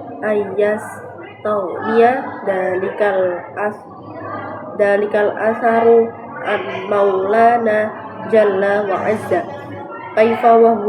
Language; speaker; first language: Arabic; non-native, learner; Indonesian